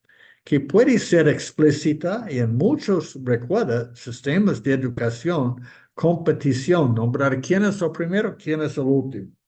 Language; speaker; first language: Spanish; non-native, fluent; English